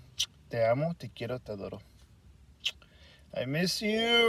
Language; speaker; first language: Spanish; early bilingual, heritage; Spanish